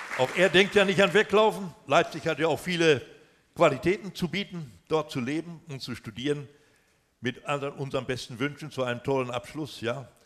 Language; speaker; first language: German; native; German